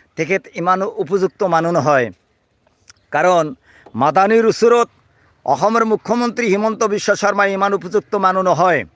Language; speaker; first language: Assamese; non-native, local second language; Bangla